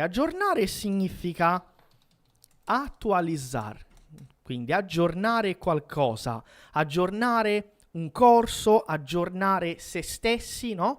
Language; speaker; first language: Italian; non-native, fluent; Portuguese